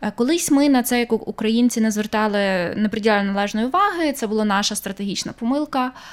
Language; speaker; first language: Ukrainian; native; Ukrainian